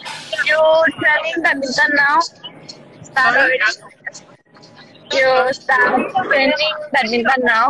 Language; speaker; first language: English; non-native, learner; Thai